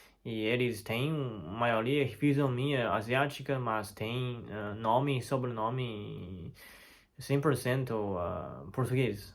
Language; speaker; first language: Portuguese; non-native, fluent; Chinese